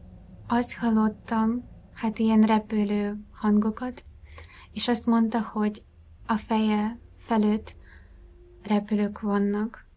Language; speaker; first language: Hungarian; non-native, fluent; Ukrainian